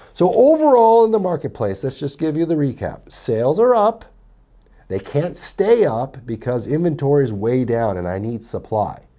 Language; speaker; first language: English; native; English